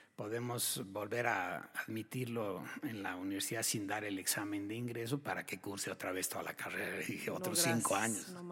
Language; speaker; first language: Spanish; native; Spanish